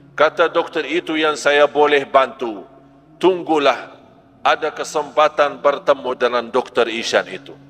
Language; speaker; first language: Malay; non-native, fluent; Arabic